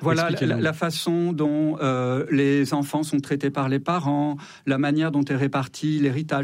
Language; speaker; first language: French; native; French